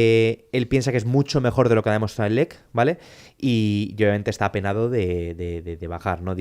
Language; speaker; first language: Spanish; native; Spanish